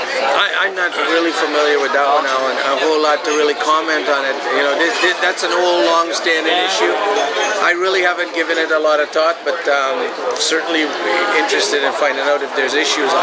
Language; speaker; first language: English; native; English